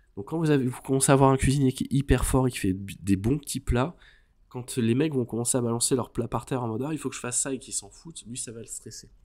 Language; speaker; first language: French; native; French